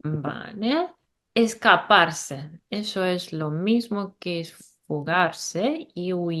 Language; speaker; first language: Spanish; non-native, learner; English